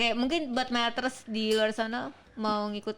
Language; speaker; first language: Indonesian; native; Indonesian